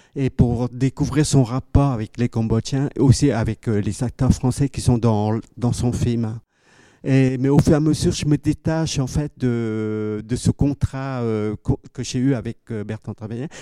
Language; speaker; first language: French; early bilingual, other home language; Khmer